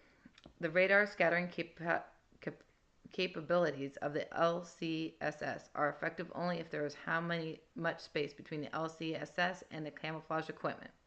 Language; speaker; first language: English; native; English